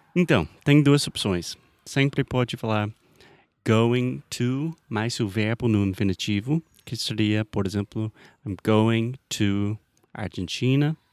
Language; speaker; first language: Portuguese; non-native, fluent; English